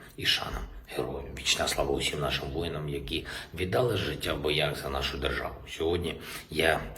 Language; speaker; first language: Ukrainian; non-native, local second language; Russian